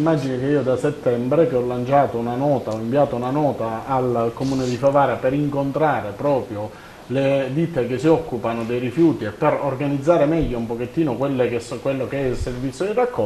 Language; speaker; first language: Italian; native; Italian